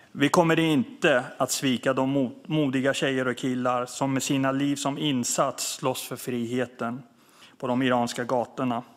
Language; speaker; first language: Swedish; early bilingual, other home language; Persian